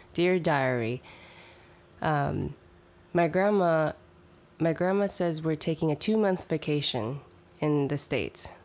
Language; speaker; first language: English; early bilingual, other home language; Chinese